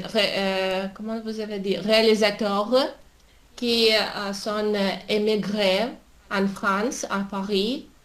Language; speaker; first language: French; non-native, learner; Russian